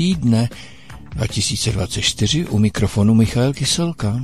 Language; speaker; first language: Czech; native; Czech